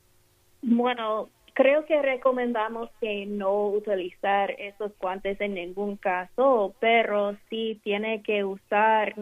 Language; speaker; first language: Spanish; non-native, fluent; English